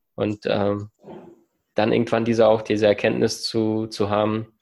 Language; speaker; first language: German; early bilingual, other home language; Russian